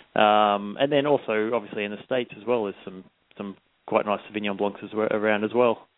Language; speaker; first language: English; native; English